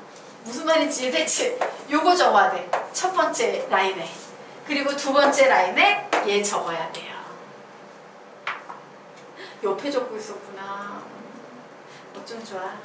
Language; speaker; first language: Korean; native; Korean